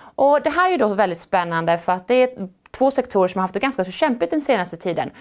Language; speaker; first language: Swedish; native; Swedish